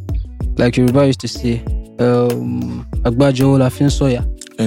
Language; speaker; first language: English; non-native, local second language; Yoruba